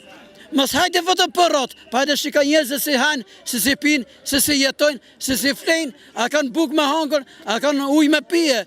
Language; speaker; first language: Albanian; native; Albanian